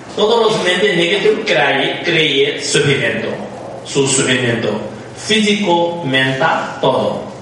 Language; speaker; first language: Spanish; non-native, learner; Tibetan